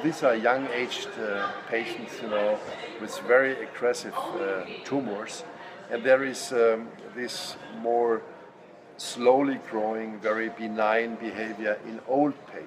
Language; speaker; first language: English; non-native, fluent; German